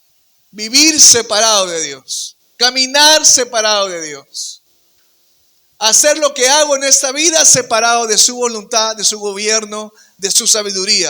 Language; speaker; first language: Spanish; native; Spanish